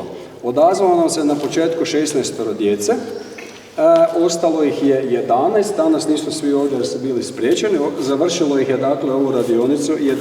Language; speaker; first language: Croatian; native; Croatian